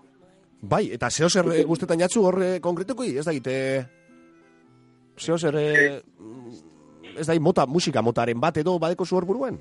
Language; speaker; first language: Basque; native; Basque